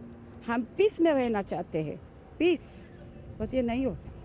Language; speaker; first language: Hindi; early bilingual, heritage; Hindi